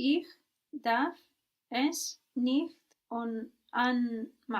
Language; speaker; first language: German; non-native, learner; English